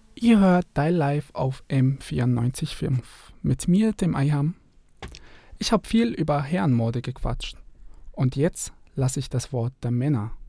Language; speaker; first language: German; non-native, fluent; Arabic